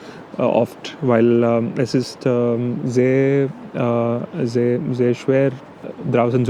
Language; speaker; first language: German; non-native, fluent; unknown